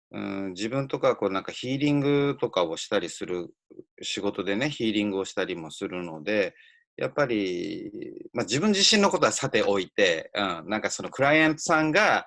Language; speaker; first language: Japanese; native; Japanese